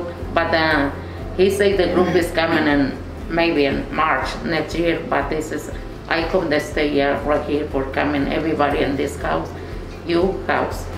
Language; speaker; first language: English; non-native, learner; Spanish